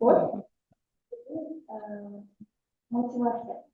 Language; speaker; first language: Russian; non-native, local second language; Kazakh